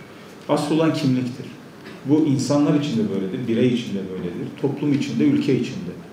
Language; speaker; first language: Turkish; native; Turkish